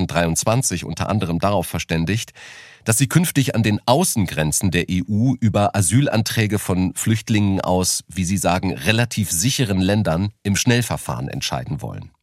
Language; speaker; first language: German; native; German